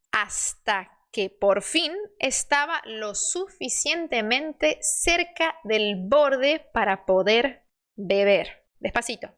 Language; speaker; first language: Spanish; non-native, fluent; Portuguese